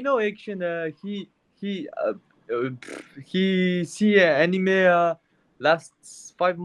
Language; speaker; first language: English; non-native, learner; Mongolian